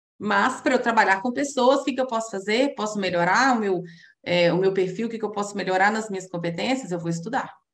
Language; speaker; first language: Portuguese; native; Portuguese